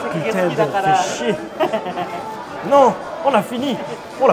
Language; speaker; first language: French; native; French